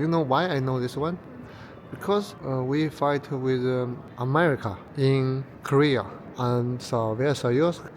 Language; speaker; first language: English; non-native, learner; Chinese